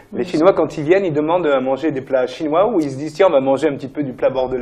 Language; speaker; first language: French; native; French